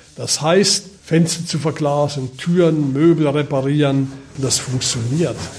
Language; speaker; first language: German; native; German